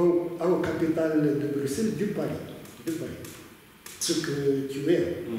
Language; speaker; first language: French; non-native, fluent; Russian